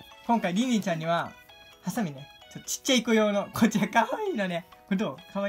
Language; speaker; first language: Japanese; native; Japanese